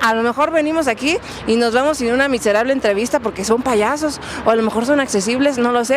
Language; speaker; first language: Spanish; native; Spanish